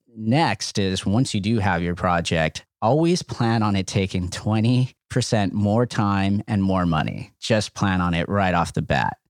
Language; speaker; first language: English; native; English